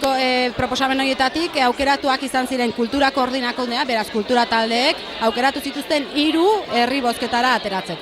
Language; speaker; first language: Basque; native; Basque